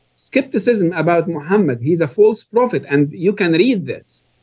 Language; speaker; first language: English; non-native, fluent; Arabic